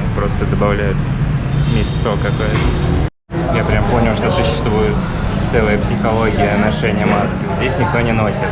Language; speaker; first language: Russian; native; Russian